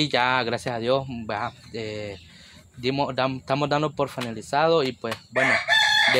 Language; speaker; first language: Spanish; native; Spanish